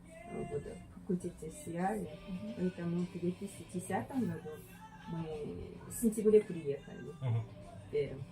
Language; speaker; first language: Russian; non-native, fluent; Korean